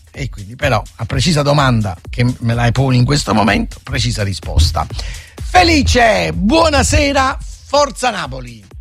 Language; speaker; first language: Italian; native; Italian